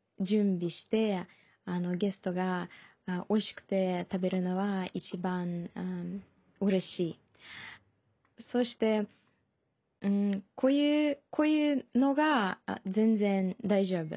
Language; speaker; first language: Japanese; non-native, learner; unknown